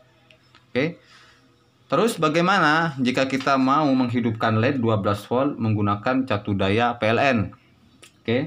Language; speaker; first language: Indonesian; native; Indonesian